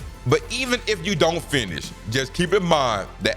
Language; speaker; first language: English; native; English